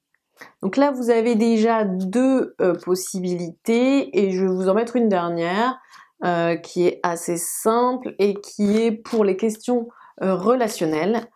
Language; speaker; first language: French; native; French